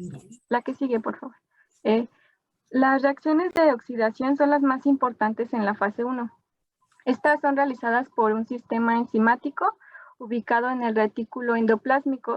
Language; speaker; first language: Spanish; native; Spanish